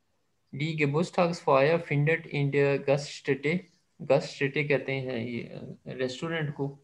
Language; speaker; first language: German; non-native, fluent; Urdu